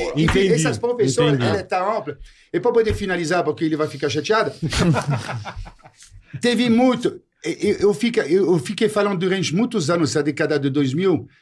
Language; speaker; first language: Portuguese; non-native, fluent; French